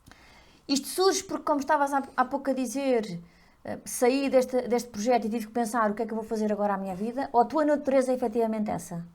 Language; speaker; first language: Portuguese; native; Portuguese